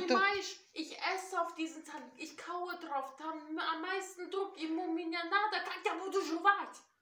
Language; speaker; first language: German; early bilingual, other home language; Russian